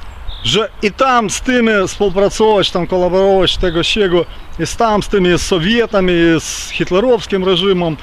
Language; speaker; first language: Polish; early bilingual, heritage; Ukrainian